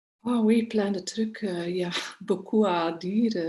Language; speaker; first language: French; non-native, local second language; Dutch